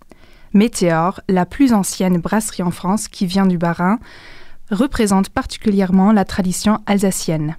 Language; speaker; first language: French; non-native, fluent; German